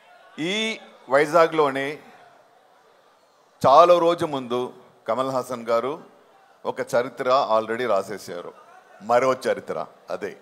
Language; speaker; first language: Telugu; non-native, local second language; Tamil